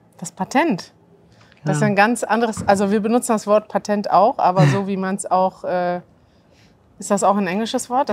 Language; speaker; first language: German; native; German